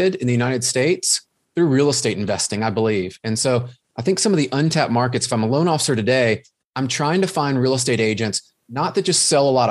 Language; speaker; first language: English; native; English